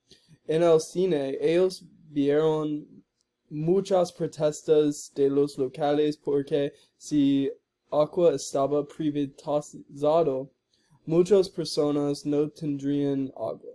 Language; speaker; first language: Spanish; non-native, learner; English